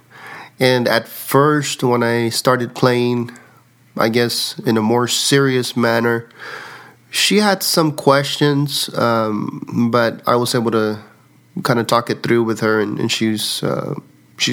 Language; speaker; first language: English; early bilingual, other home language; Spanish